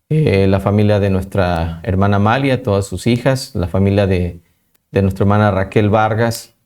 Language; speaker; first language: Spanish; native; Spanish